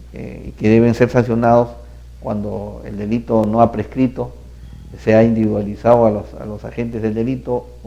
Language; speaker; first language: Spanish; native; Spanish